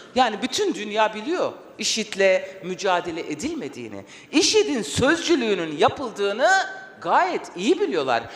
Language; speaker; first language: Turkish; non-native, local second language; Kurdish